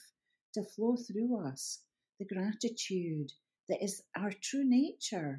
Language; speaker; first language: English; native; English